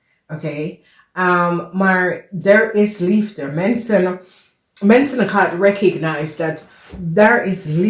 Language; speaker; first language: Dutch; non-native, learner; English